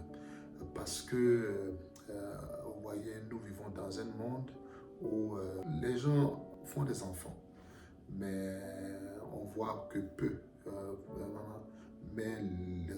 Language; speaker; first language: French; non-native, fluent; Akan